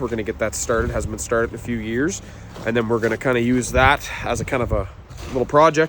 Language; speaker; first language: English; native; English